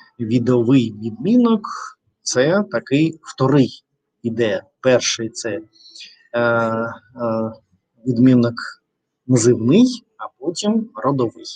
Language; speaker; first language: Ukrainian; non-native, learner; Russian